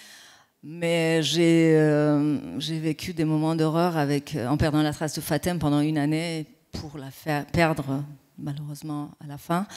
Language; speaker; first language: French; non-native, fluent; Persian